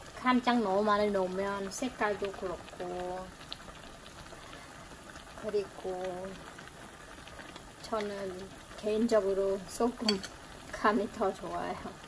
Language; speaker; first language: Korean; non-native, fluent; Khmer